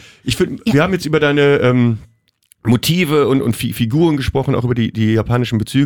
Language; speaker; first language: German; native; German